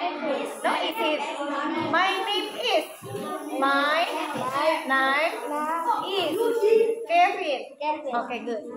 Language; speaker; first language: English; non-native, fluent; Indonesian